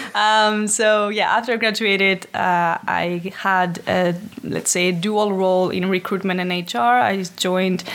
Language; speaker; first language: English; non-native, fluent; Greek